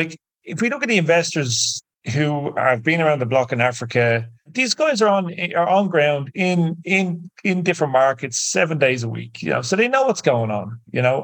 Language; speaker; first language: English; native; English